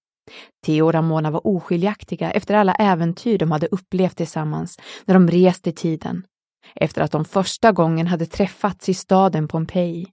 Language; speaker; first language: Swedish; native; Swedish